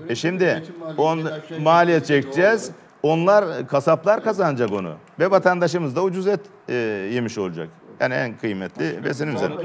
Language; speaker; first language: Turkish; native; Turkish